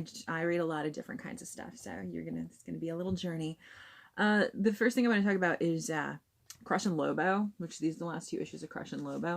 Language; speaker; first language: English; native; English